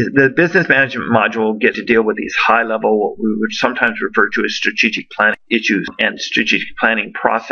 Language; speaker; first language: English; native; English